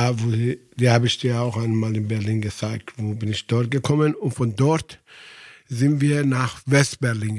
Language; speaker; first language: German; non-native, fluent; Persian